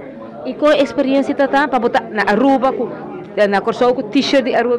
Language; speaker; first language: Portuguese; non-native, learner; Papiamento